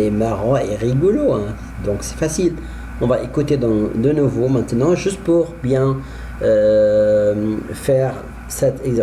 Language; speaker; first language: French; non-native, fluent; Arabic